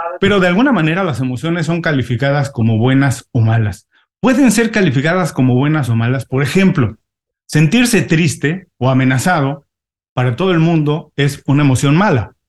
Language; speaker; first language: Spanish; native; Spanish